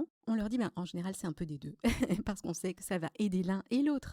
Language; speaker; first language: French; native; French